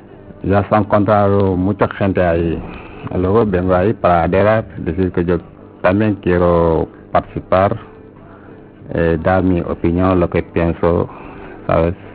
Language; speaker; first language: Spanish; non-native, learner; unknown